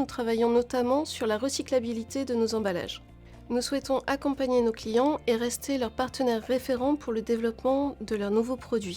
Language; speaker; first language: French; native; French